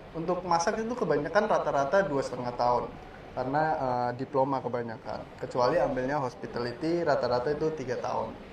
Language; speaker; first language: Indonesian; native; Indonesian